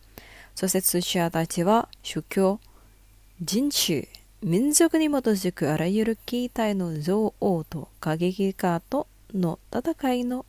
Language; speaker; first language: Japanese; non-native, fluent; Indonesian